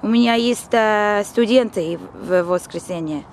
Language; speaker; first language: Russian; non-native, learner; English